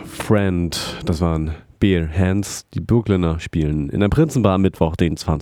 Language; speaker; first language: German; native; German